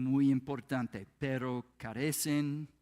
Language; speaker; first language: Spanish; non-native, learner; English